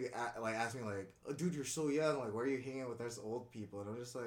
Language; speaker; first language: English; early bilingual, other home language; Indonesian